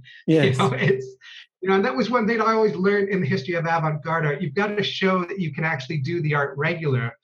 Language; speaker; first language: English; native; English